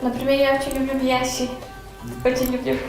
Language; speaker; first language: Russian; non-native, learner; Turkmen